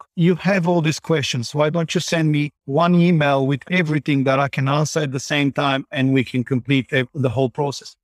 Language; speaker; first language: English; non-native, fluent; Bulgarian